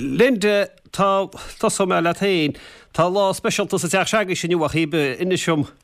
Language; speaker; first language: Irish; native; Irish